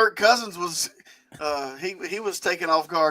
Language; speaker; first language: English; native; English